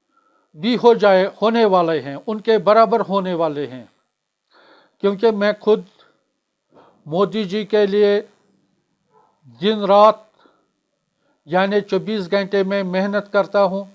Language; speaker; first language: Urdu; non-native, local second language; Kashmiri